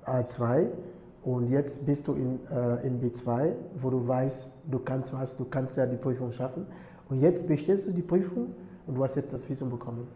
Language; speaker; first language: German; non-native, fluent; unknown